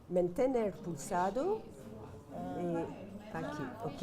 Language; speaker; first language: Spanish; non-native, fluent; French